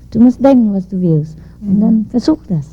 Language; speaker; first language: German; non-native, learner; Vietnamese